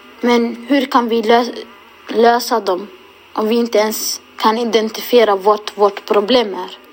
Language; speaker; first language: Swedish; non-native, local second language; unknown